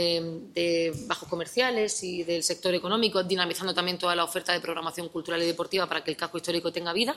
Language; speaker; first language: Spanish; native; Spanish